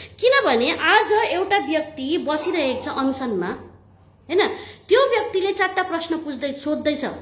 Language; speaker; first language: Nepali; native; Nepali